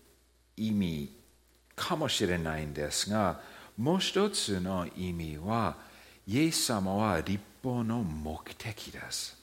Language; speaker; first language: Japanese; early bilingual, heritage; Japanese